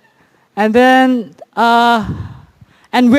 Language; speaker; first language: English; non-native, fluent; Indonesian